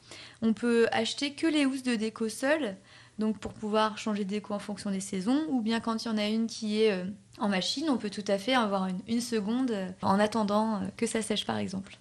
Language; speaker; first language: French; native; French